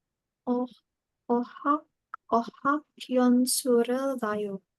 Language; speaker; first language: Korean; non-native, learner; Indonesian